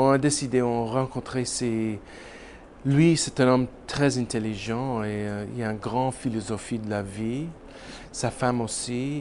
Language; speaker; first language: French; non-native, learner; English